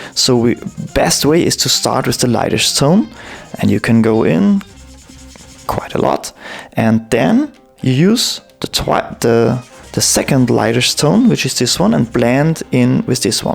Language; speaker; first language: English; non-native, fluent; German